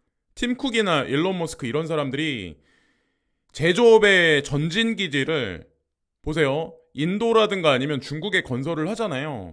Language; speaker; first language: Korean; native; Korean